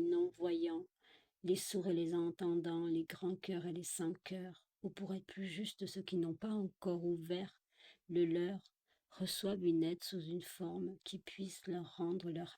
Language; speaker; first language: French; native; French